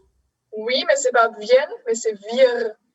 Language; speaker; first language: French; non-native, fluent; German